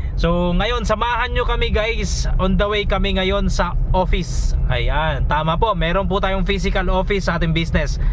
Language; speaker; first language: Filipino; non-native, local second language; Cebuano